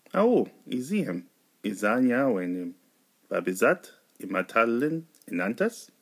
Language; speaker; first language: Amharic; non-native, learner; English